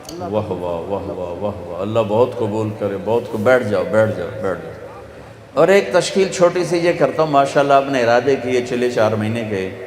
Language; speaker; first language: Urdu; non-native, local second language; Punjabi